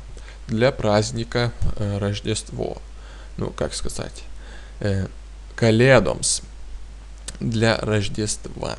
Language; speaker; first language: Russian; non-native, fluent; Lithuanian